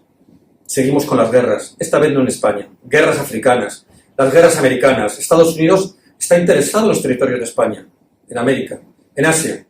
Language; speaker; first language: Spanish; native; Spanish